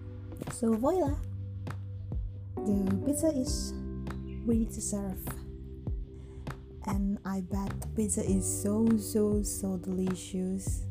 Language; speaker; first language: English; non-native, learner; Indonesian